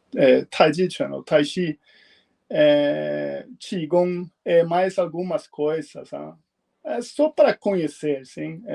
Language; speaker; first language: Portuguese; non-native, fluent; Swedish